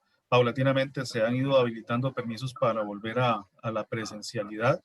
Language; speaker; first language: Spanish; native; Spanish